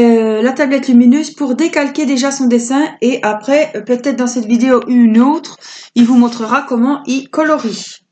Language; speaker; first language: French; native; French